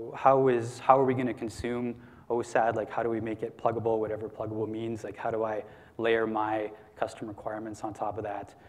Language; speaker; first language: English; native; English